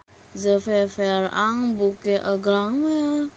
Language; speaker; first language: French; non-native, learner; Indonesian